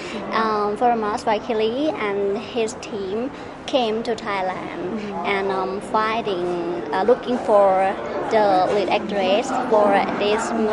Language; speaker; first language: English; non-native, learner; Thai